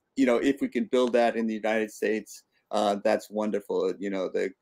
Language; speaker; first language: English; native; English